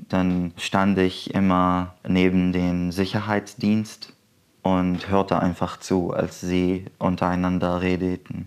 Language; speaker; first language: German; non-native, fluent; Arabic